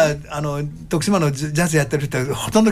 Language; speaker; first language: Japanese; native; Japanese